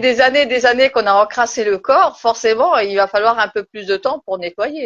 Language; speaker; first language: French; native; French